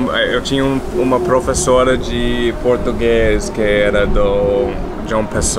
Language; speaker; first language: Portuguese; non-native, fluent; English